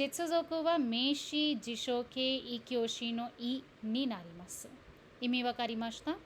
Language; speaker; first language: Japanese; non-native, fluent; Hindi